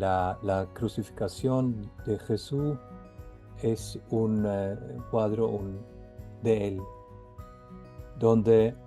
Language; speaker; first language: Spanish; non-native, fluent; Norwegian